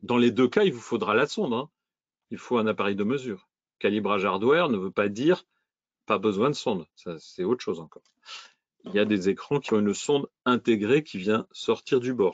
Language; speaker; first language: French; native; French